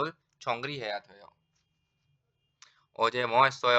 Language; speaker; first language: Korean; non-native, fluent; Urdu